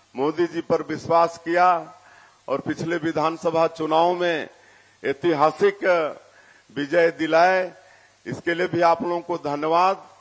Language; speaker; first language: Hindi; native; Hindi